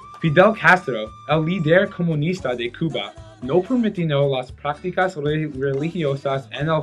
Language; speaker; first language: Spanish; non-native, learner; English